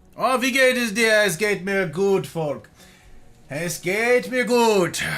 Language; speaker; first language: German; non-native, learner; English